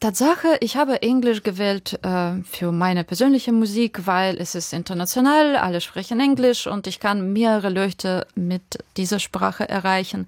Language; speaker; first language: German; non-native, fluent; Ukrainian